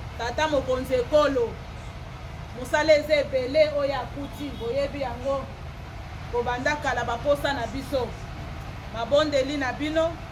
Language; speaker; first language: Lingala; native; Lingala